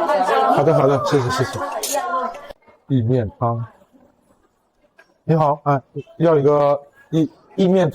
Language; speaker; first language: Chinese; non-native, fluent; Korean